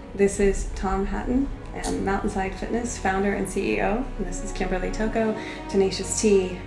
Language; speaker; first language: English; native; English